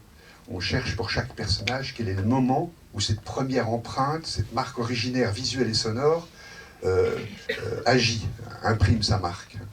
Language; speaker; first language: French; native; French